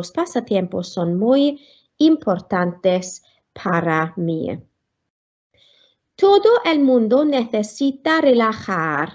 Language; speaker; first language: Spanish; non-native, fluent; Welsh